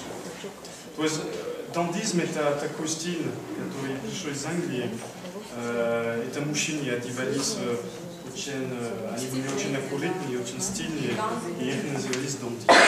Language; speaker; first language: Russian; non-native, learner; French